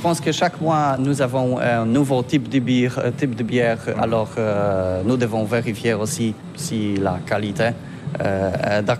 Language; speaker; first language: French; non-native, learner; Polish